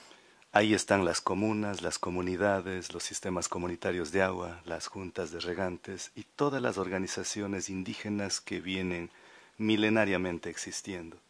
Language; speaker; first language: Spanish; native; Spanish